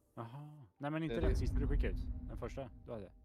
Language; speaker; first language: Swedish; native; Swedish